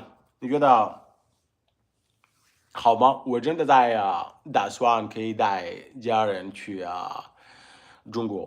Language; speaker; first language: Chinese; non-native, learner; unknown